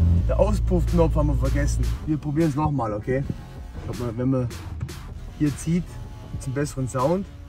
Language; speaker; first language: German; native; German